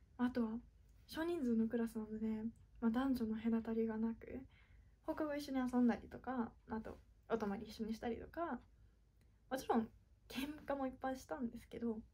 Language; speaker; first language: Japanese; native; Japanese